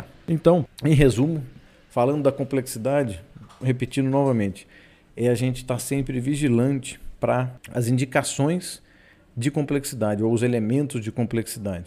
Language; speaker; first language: Portuguese; native; Portuguese